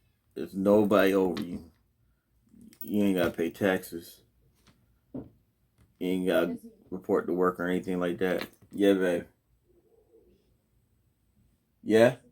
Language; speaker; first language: English; native; English